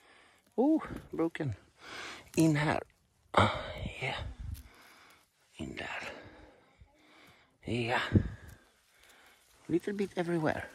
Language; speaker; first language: English; non-native, learner; Swedish